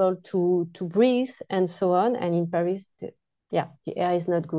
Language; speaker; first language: English; non-native, fluent; French